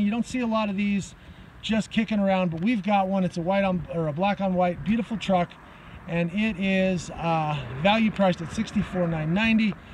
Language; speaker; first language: English; native; English